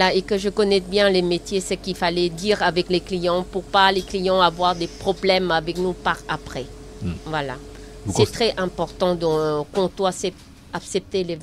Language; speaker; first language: French; non-native, learner; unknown